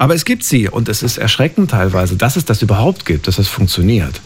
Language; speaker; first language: German; native; German